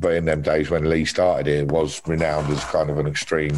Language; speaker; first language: English; native; English